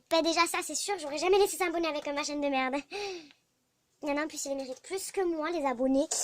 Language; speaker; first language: French; native; French